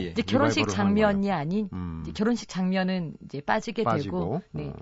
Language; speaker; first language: Korean; native; Korean